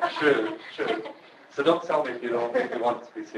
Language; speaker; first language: English; non-native, fluent; Swedish